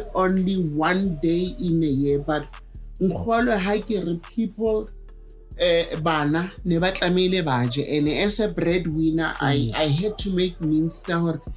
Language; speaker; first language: English; non-native, local second language; Southern Sotho